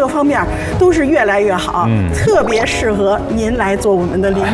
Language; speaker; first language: Chinese; native; Chinese